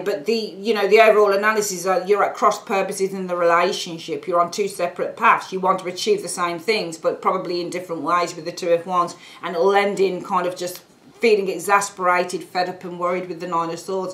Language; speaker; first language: English; native; English